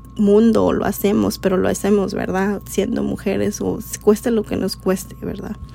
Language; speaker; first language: Spanish; early bilingual, heritage; Spanish